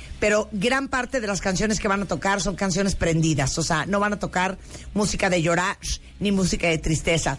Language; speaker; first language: Spanish; native; Spanish